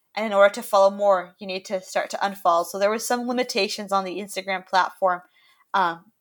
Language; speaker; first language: English; native; English